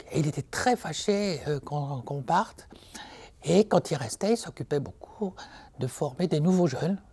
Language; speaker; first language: French; native; French